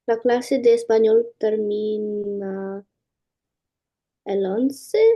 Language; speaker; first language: Spanish; non-native, learner; English